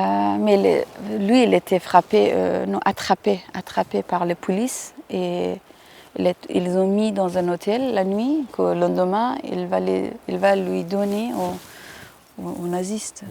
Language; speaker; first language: French; non-native, fluent; Persian